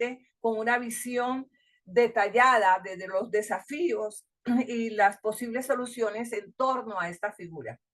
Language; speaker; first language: Spanish; native; Spanish